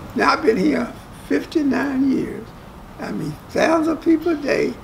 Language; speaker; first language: English; native; English